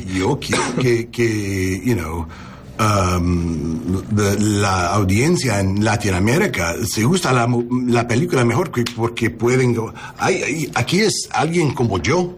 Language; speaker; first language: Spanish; non-native, learner; English